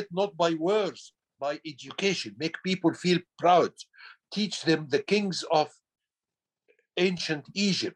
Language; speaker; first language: English; non-native, fluent; Arabic